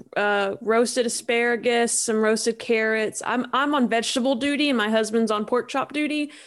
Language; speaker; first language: English; native; English